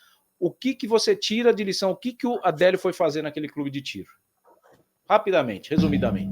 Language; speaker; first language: Portuguese; native; Portuguese